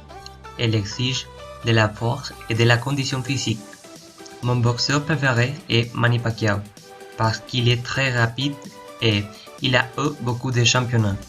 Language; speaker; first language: French; non-native, learner; Spanish